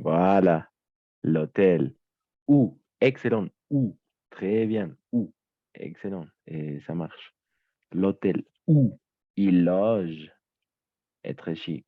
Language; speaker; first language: French; native; French